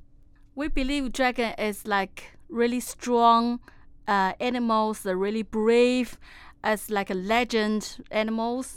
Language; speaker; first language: English; non-native, fluent; Chinese